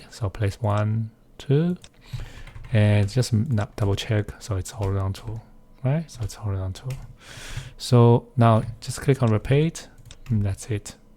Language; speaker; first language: English; non-native, fluent; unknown